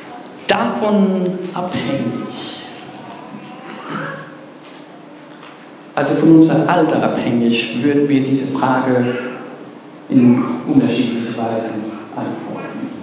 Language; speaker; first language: German; non-native, fluent; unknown